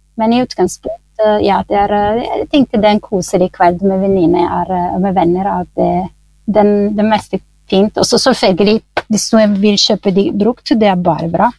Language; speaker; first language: Norwegian; non-native, fluent; Italian